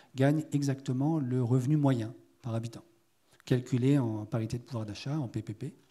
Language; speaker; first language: French; native; French